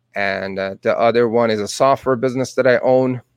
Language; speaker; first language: English; non-native, fluent; Persian